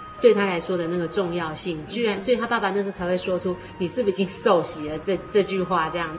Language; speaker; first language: Chinese; native; Chinese